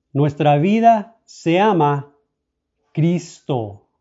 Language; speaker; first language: Spanish; early bilingual, heritage; Spanish